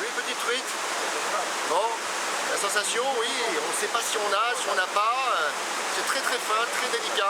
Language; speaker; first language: French; native; French